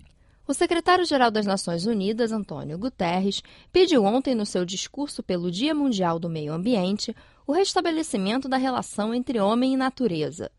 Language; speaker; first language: Portuguese; non-native, fluent; Chinese